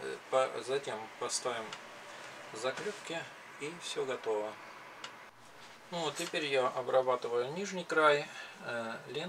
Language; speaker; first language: Russian; native; Russian